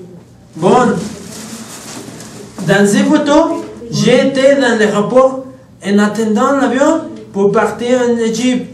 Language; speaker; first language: French; non-native, learner; Spanish